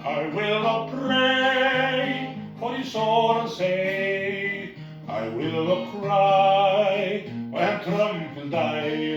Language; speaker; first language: English; non-native, fluent; Icelandic